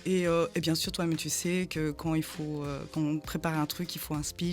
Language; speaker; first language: French; early bilingual, other home language; Khmer